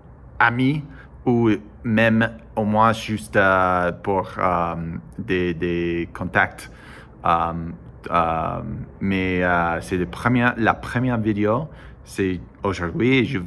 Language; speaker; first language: French; non-native, learner; English